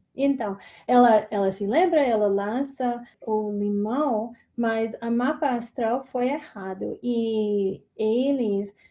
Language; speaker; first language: Portuguese; non-native, learner; English